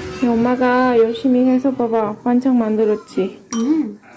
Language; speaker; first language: Korean; non-native, fluent; Spanish